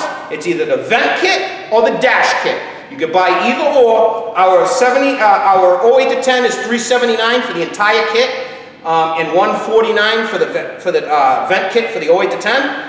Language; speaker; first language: English; native; English